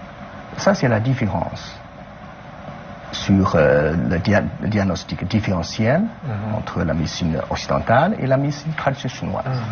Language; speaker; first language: French; non-native, fluent; Chinese